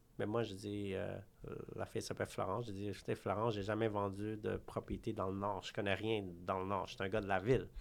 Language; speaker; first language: French; early bilingual, other home language; Khmer